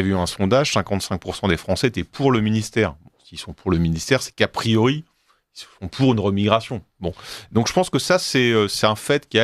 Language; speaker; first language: French; native; French